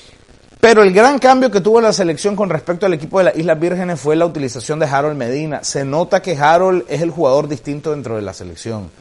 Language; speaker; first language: Spanish; native; Spanish